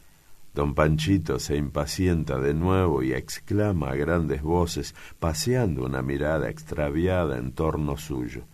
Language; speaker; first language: Spanish; native; Spanish